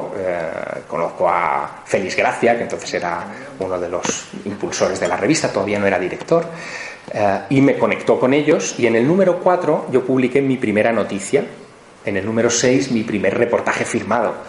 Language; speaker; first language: Spanish; native; Spanish